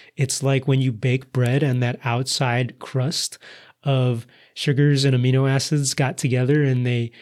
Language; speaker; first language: English; native; English